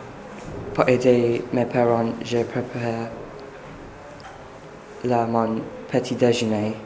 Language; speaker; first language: French; non-native, learner; English